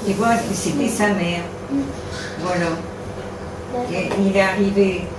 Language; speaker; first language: French; native; French